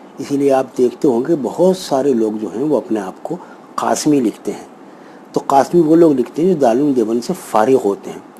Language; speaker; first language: Urdu; native; Urdu